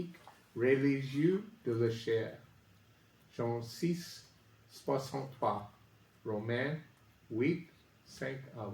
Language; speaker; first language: French; non-native, learner; English